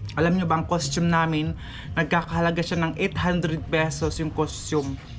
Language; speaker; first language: Filipino; non-native, local second language; Cebuano